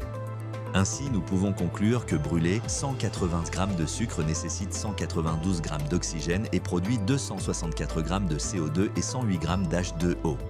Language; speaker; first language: French; native; French